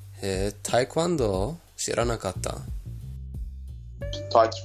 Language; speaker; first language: Japanese; non-native, learner; Persian